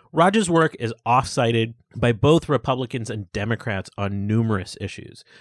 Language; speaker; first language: English; early bilingual, other home language; Hindi